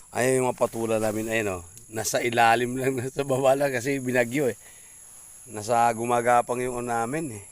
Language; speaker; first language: Filipino; non-native, local second language; Cebuano